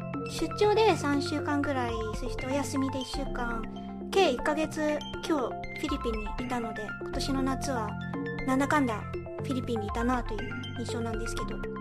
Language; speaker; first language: Japanese; early bilingual, heritage; Japanese